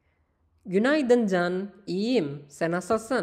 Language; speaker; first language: Turkish; non-native, learner; Indonesian